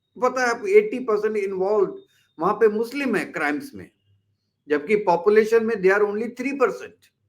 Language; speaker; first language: Hindi; native; Hindi